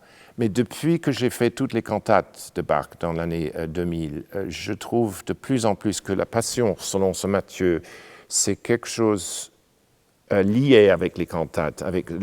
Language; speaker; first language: French; non-native, fluent; English